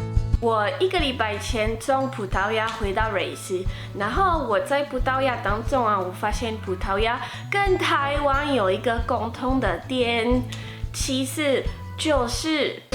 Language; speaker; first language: Chinese; non-native, fluent; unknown